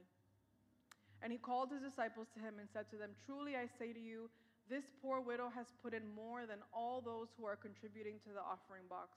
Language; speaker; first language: English; native; English